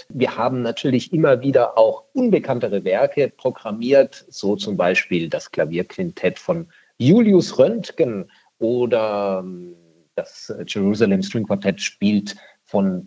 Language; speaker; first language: German; native; German